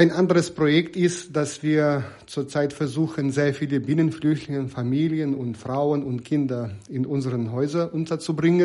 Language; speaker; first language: German; non-native, fluent; Ukrainian